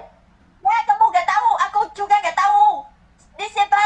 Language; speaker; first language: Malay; non-native, learner; Vietnamese